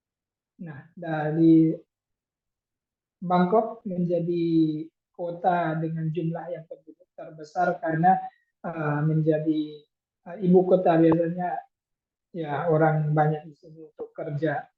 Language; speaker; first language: Indonesian; non-native, fluent; Thai